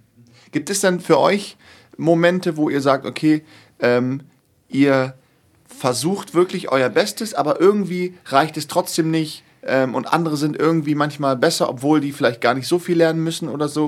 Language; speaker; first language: German; native; German